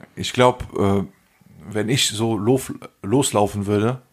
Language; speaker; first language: German; native; German